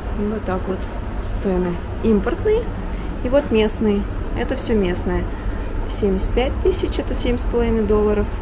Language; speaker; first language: Russian; native; Russian